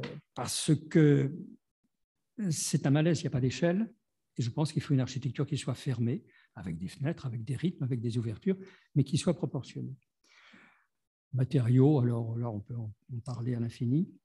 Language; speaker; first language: French; native; French